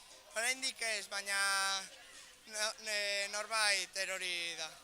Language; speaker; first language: Basque; non-native, local second language; Spanish